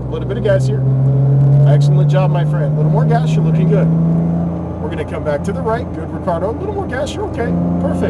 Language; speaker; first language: English; native; English